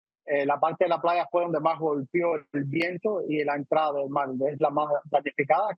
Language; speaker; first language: Spanish; native; Spanish